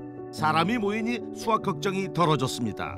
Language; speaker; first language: Korean; native; Korean